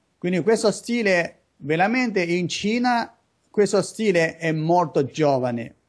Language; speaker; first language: Italian; non-native, learner; Chinese